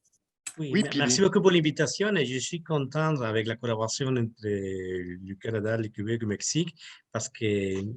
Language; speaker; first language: French; non-native, learner; Spanish